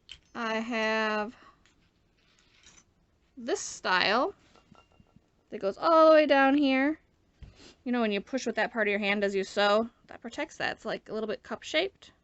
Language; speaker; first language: English; native; English